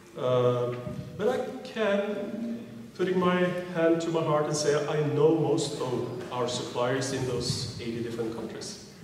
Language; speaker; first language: English; non-native, fluent; Norwegian